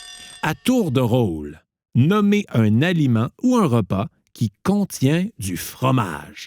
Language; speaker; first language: French; native; French